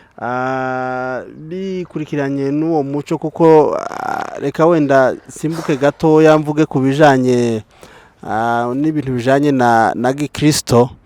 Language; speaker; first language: Kinyarwanda; native; Kinyarwanda